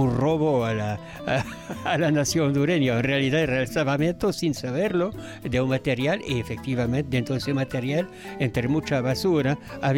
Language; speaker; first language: Spanish; non-native, fluent; French